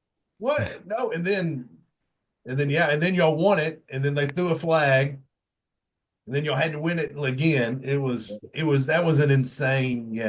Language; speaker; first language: English; native; English